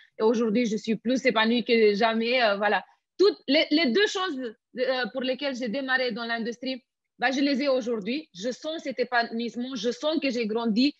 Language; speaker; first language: French; non-native, fluent; Romanian